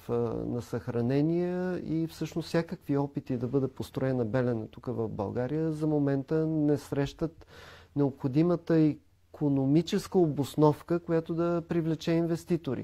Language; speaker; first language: Bulgarian; native; Bulgarian